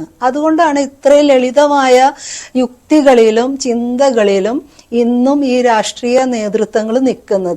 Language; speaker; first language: Malayalam; native; Malayalam